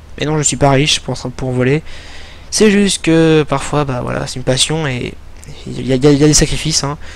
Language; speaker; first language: French; native; French